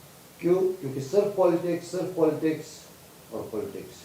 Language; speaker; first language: Hindi; non-native, fluent; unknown